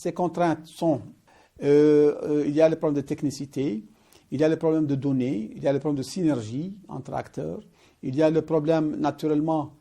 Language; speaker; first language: French; non-native, local second language; Arabic